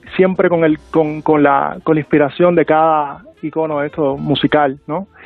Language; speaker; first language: Spanish; native; Spanish